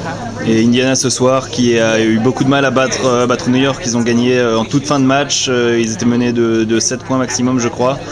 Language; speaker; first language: French; native; French